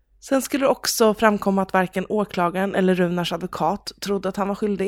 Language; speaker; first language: Swedish; native; Swedish